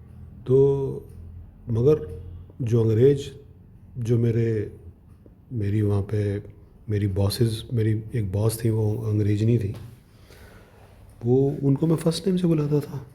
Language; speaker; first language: Hindi; native; Hindi